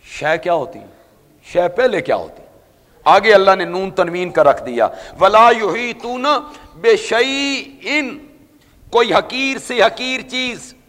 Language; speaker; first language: Urdu; non-native, local second language; Punjabi